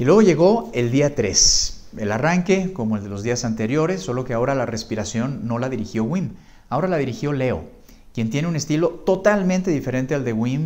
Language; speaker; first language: Spanish; native; Spanish